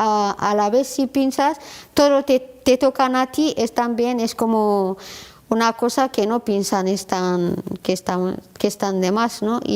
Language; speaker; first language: Spanish; non-native, learner; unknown